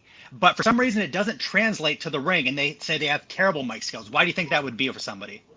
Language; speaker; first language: English; native; English